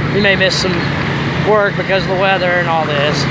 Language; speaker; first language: English; native; English